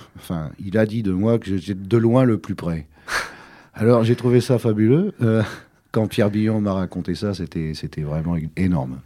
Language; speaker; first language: French; native; French